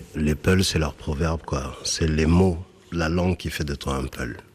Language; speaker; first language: French; early bilingual, other home language; Fula